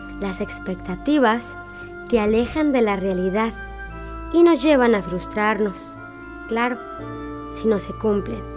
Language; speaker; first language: Spanish; native; Spanish